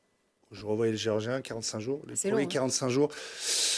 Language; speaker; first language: French; native; French